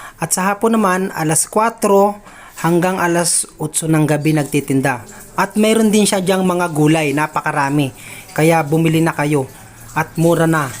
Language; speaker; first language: Filipino; native; Filipino